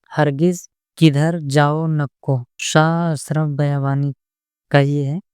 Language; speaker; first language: Urdu; native; Urdu